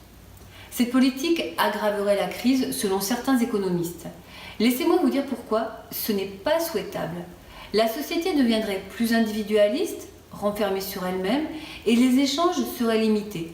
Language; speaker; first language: French; native; French